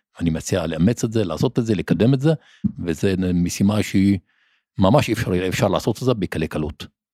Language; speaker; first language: Hebrew; non-native, local second language; Arabic